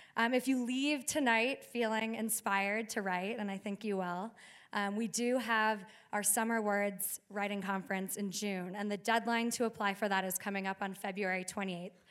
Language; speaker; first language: English; native; English